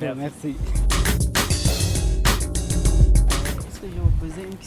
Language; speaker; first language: French; non-native, learner; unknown